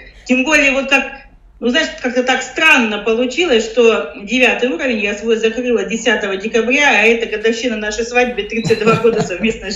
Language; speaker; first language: Russian; native; Russian